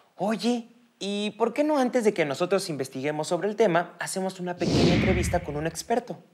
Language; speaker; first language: Spanish; native; Spanish